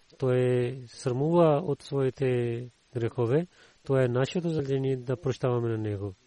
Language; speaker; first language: Bulgarian; non-native, learner; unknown